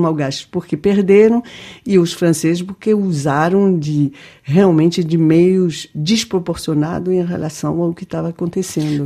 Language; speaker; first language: Portuguese; non-native, fluent; French